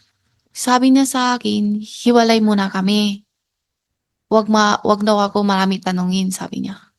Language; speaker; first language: Filipino; non-native, learner; Chinese